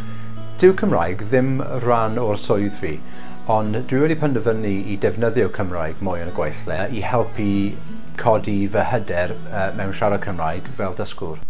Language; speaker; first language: Welsh; non-native, learner; English